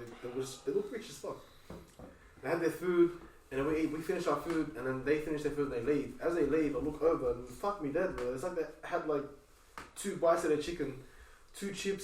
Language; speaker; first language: English; native; English